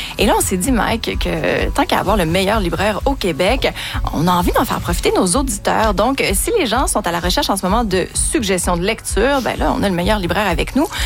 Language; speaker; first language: French; native; French